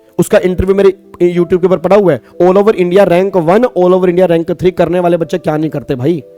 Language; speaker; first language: Hindi; native; Hindi